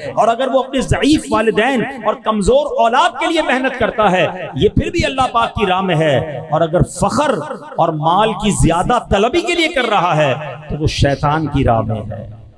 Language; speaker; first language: Urdu; native; Urdu